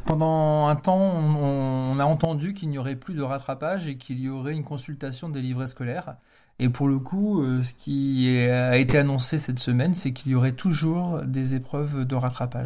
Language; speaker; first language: French; native; French